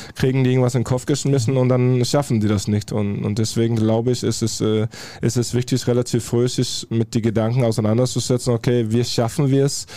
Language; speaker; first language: German; non-native, fluent; Danish